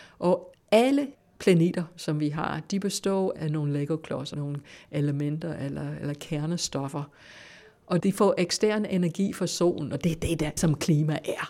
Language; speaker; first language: Danish; non-native, fluent; English